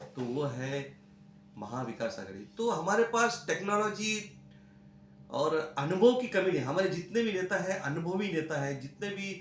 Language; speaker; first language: Hindi; non-native, local second language; Marathi